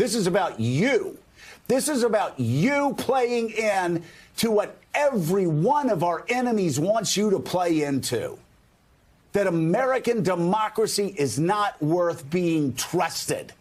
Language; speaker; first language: English; native; English